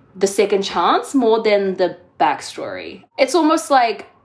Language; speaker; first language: English; native; English